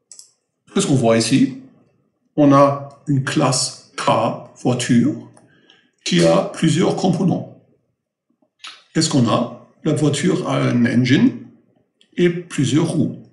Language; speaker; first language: French; non-native, fluent; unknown